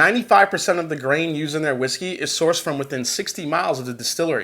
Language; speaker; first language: English; native; English